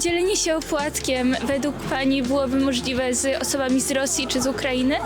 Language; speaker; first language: Polish; native; Polish